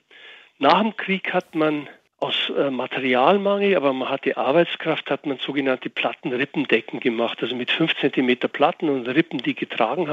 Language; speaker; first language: German; native; German